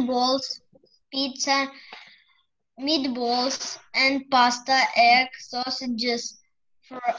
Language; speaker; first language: English; non-native, learner; Russian